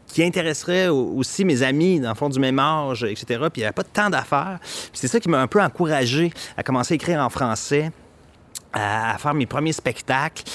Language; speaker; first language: French; native; French